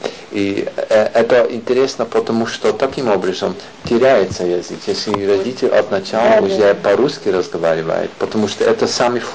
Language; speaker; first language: Russian; non-native, learner; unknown